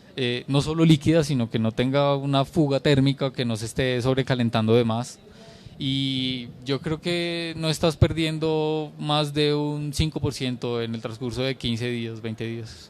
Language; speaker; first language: Spanish; native; Spanish